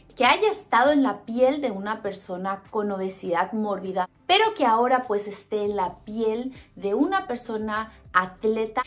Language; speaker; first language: Spanish; native; Spanish